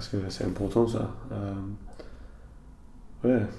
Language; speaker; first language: French; non-native, learner; English